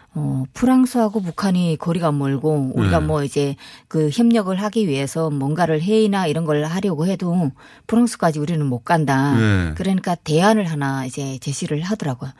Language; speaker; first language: Korean; native; Korean